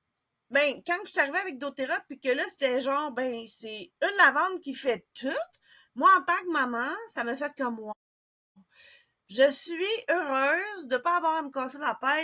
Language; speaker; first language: French; native; French